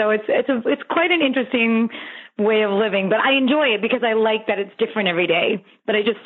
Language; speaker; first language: English; native; English